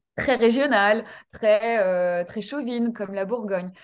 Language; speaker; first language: French; early bilingual, other home language; Kinyarwanda